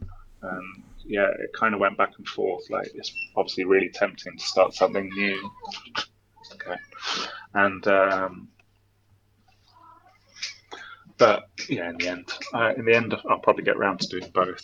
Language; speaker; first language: English; native; English